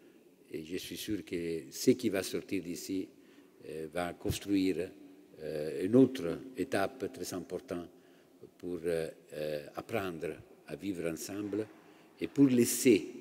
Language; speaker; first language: French; non-native, fluent; Italian